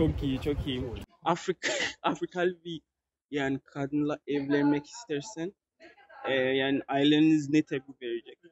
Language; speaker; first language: Turkish; non-native, learner; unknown